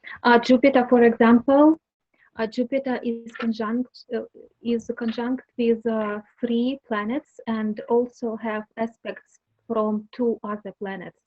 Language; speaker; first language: English; non-native, learner; Russian